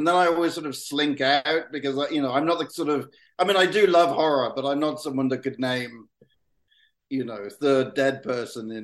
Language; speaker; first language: English; native; English